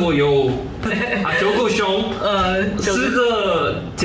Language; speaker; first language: Chinese; non-native, learner; Korean